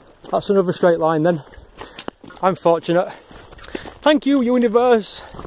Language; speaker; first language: English; native; English